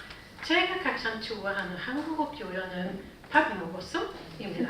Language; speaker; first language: Korean; non-native, fluent; Swedish